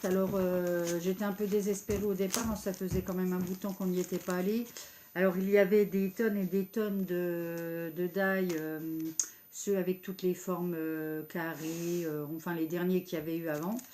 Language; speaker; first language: French; native; French